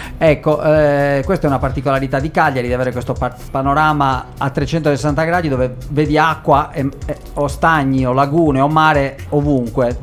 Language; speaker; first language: Italian; native; Italian